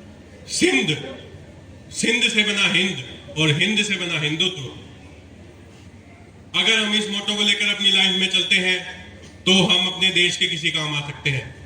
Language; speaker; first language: Hindi; native; Hindi